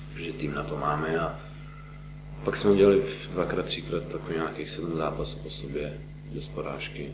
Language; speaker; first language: Czech; non-native, fluent; Slovenian